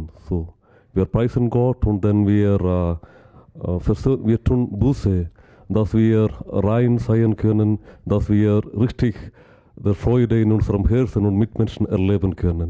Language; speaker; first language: German; non-native, learner; Malayalam